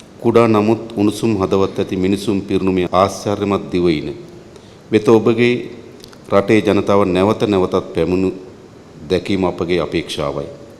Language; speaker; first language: Sinhala; native; Sinhala